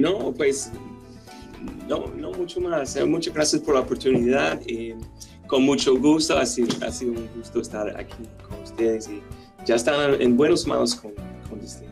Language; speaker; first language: Spanish; non-native, fluent; English